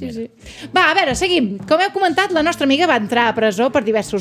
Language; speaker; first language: Catalan; native; Catalan